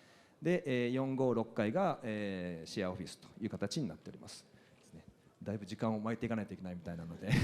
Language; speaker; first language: Japanese; native; Japanese